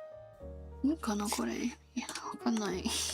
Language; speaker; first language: Japanese; non-native, learner; Korean